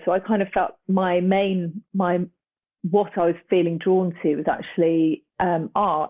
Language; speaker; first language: English; native; English